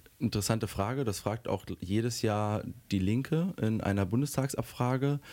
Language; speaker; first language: German; native; German